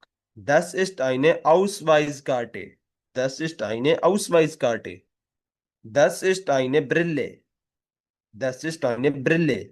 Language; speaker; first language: German; non-native, fluent; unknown